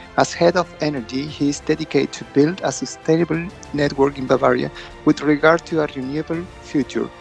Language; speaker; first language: English; non-native, fluent; Spanish